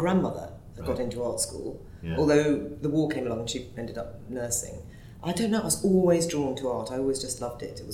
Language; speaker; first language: English; native; English